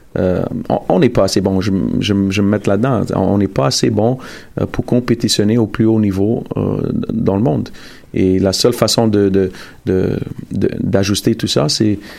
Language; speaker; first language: French; early bilingual, other home language; Italian